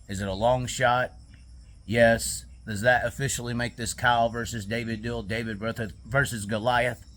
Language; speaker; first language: English; native; English